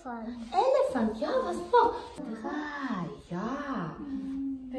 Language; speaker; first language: German; non-native, fluent; Russian